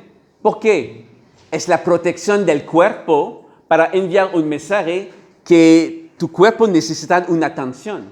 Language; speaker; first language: Spanish; non-native, learner; French